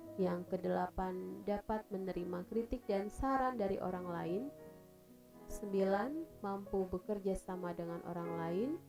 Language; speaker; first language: Indonesian; native; Indonesian